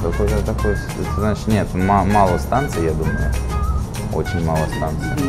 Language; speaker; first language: Russian; native; Russian